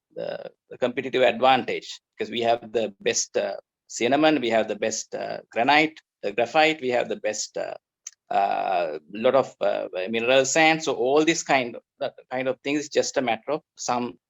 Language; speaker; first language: English; non-native, local second language; Sinhala